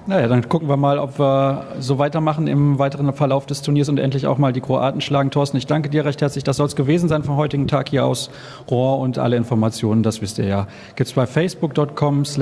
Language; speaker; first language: German; native; German